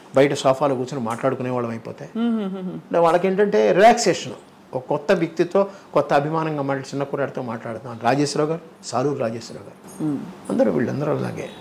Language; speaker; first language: Telugu; native; Telugu